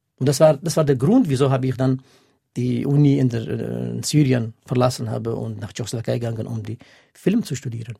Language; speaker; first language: German; non-native, fluent; Kurdish